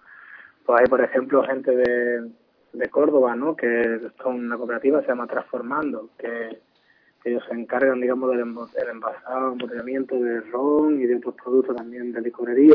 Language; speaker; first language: Spanish; native; Spanish